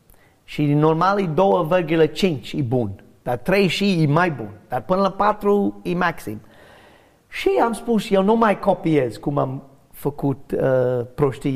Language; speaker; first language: Romanian; non-native, learner; English